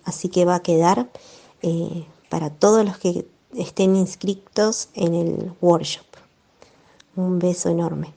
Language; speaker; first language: Spanish; native; Spanish